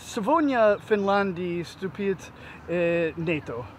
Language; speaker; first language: Russian; non-native, learner; English